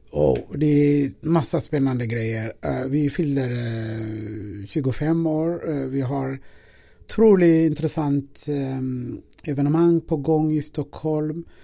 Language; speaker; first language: Swedish; non-native, fluent; Amharic